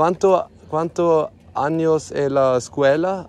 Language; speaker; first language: Spanish; non-native, learner; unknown